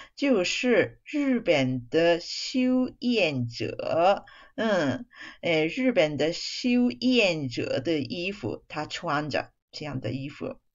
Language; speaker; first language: Chinese; non-native, fluent; Japanese